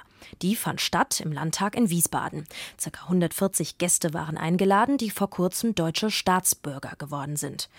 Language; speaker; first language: German; native; German